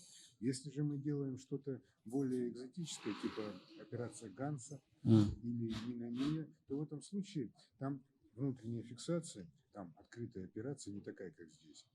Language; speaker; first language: Russian; native; Russian